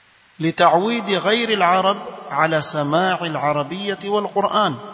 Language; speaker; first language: Arabic; non-native, fluent; Swahili